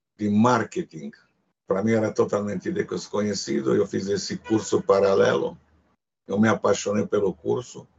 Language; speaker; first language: Portuguese; non-native, fluent; Hungarian